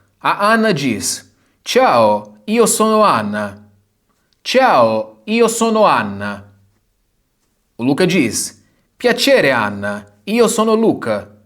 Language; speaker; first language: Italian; non-native, fluent; Portuguese